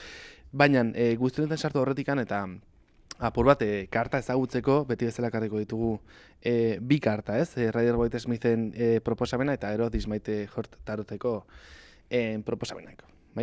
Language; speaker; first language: Basque; native; Basque